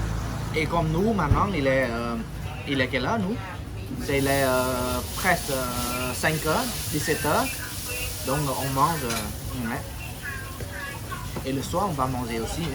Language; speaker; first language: French; non-native, fluent; Khmer